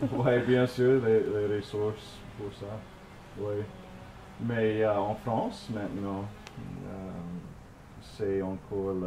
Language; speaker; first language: French; non-native, fluent; English